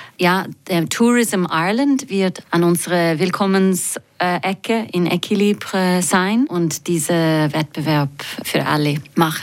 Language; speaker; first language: German; non-native, fluent; English